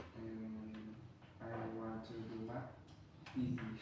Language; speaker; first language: English; non-native, learner; Vietnamese